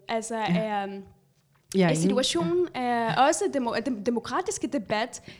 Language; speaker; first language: Danish; non-native, fluent; Arabic